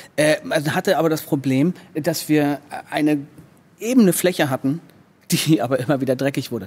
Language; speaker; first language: German; native; German